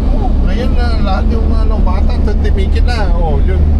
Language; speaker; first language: Filipino; non-native, learner; Chinese